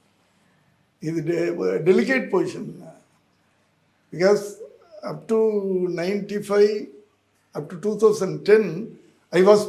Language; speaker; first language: Telugu; non-native, learner; Tamil